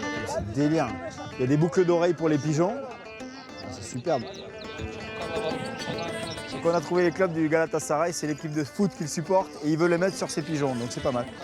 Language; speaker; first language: French; native; French